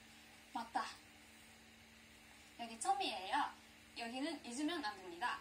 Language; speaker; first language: Korean; non-native, learner; Japanese